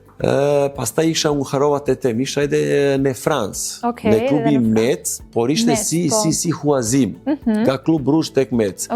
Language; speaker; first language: Albanian; non-native, learner; Serbian